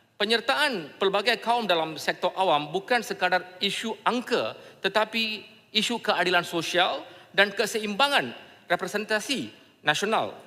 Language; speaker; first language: Malay; non-native, local second language; Tamil